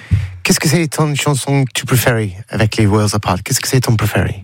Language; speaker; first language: French; non-native, learner; English